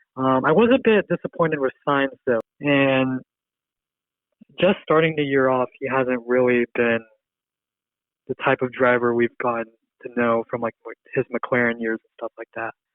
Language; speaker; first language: English; native; English